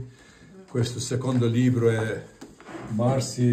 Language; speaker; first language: Italian; non-native, learner; Albanian